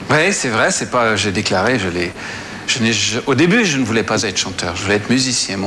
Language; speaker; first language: French; native; French